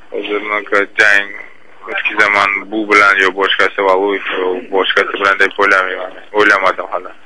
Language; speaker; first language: Uzbek; non-native, local second language; Russian